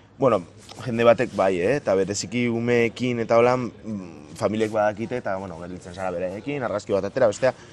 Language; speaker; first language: Basque; non-native, local second language; Spanish